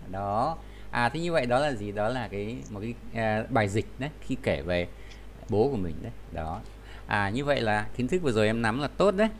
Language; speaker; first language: Vietnamese; native; Vietnamese